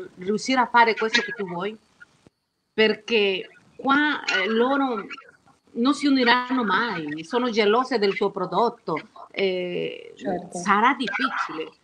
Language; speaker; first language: Italian; non-native, fluent; Spanish